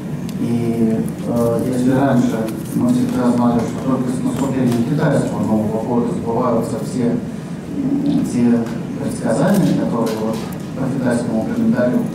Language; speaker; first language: Russian; native; Russian